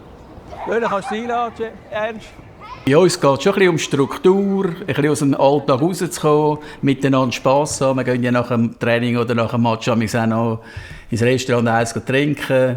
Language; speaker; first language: German; native; German